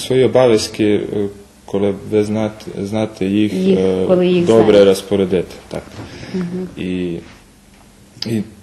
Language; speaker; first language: Ukrainian; early bilingual, heritage; Ukrainian